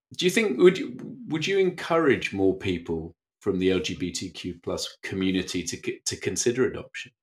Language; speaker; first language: English; native; English